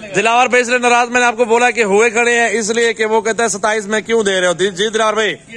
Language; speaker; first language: Urdu; non-native, local second language; Punjabi